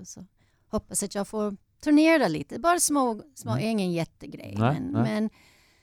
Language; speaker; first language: Swedish; non-native, fluent; English